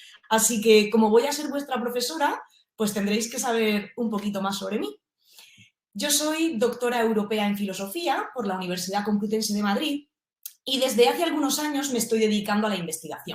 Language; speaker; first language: Spanish; native; Spanish